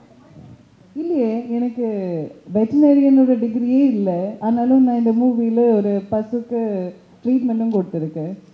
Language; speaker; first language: Tamil; early bilingual, heritage; Tamil